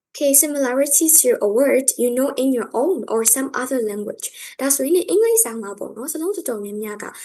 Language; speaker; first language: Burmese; native; Burmese